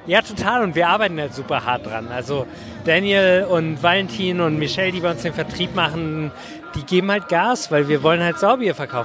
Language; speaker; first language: German; native; German